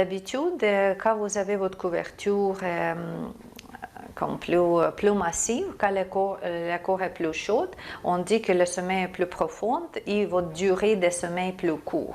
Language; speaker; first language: French; non-native, fluent; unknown